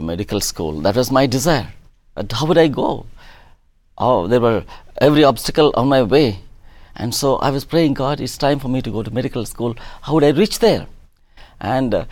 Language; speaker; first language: English; non-native, local second language; Telugu